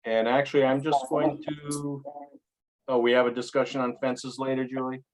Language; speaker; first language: English; native; English